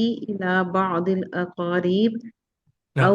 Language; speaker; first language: Arabic; non-native, learner; Urdu